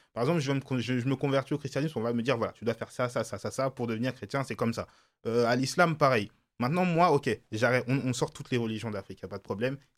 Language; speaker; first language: French; early bilingual, other home language; Lingala